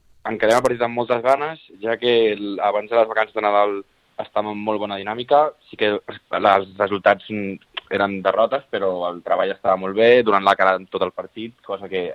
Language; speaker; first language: Spanish; native; Spanish